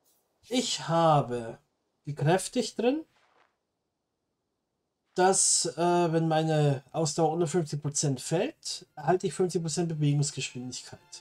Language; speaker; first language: German; native; German